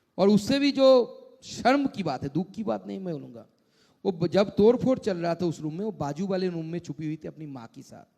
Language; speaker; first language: Hindi; non-native, local second language; Bangla